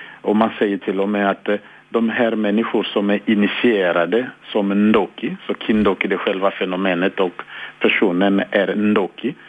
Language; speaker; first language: Swedish; non-native, fluent; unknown